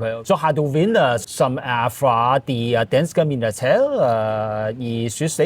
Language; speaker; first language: Danish; non-native, learner; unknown